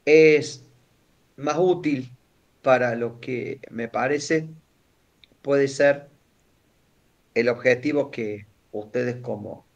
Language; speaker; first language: Spanish; native; Spanish